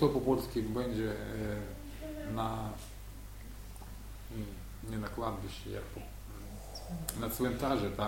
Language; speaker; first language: Polish; non-native, learner; Ukrainian